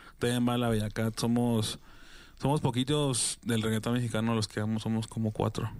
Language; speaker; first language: Spanish; native; Spanish